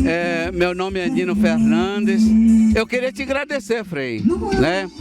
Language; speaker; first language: Portuguese; non-native, local second language; Ticuna